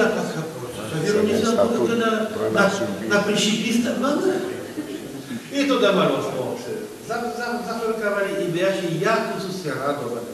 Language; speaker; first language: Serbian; non-native, fluent; French